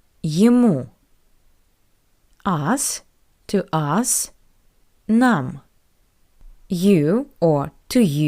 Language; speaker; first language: English; non-native, fluent; Russian